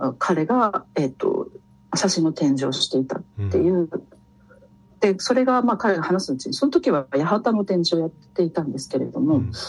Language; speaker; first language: Japanese; native; Japanese